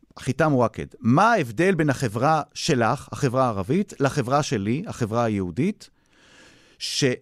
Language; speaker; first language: Hebrew; native; Hebrew